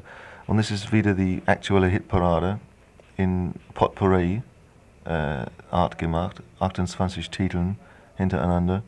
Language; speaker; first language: German; non-native, fluent; English